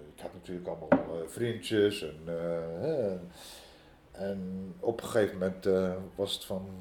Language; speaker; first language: Dutch; early bilingual, other home language; Arabic